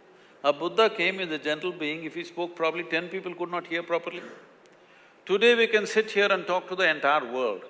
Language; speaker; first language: English; non-native, local second language; Kannada